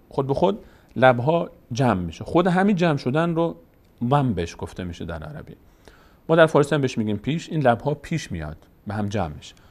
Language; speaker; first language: Persian; native; Persian